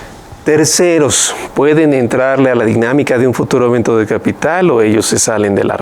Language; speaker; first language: Spanish; native; Spanish